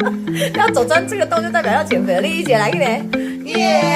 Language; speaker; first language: Chinese; native; Chinese